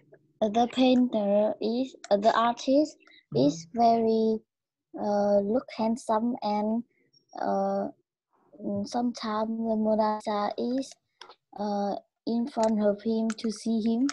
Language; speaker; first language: English; non-native, learner; Vietnamese